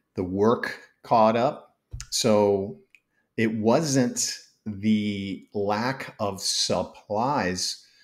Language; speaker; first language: English; native; English